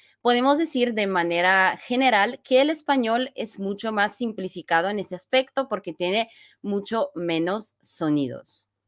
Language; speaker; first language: Spanish; non-native, fluent; Bulgarian